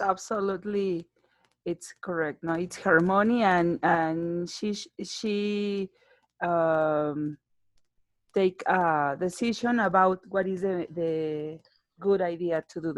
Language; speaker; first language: English; non-native, learner; Spanish